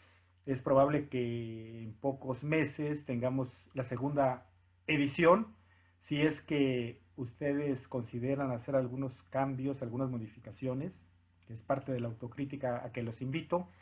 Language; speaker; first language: Spanish; native; Spanish